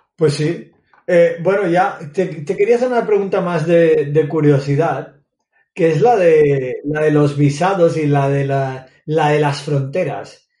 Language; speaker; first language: Spanish; native; Spanish